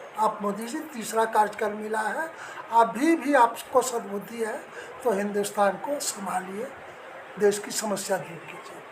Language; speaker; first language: Hindi; native; Hindi